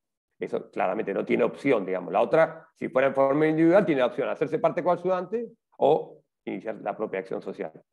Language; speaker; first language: Spanish; native; Spanish